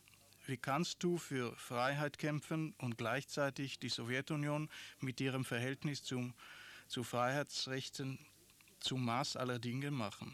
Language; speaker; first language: German; non-native, fluent; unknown